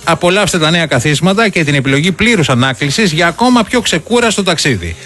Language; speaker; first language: Greek; native; Greek